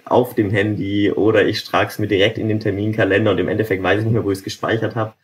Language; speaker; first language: German; native; German